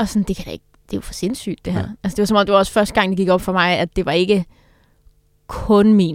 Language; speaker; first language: Danish; native; Danish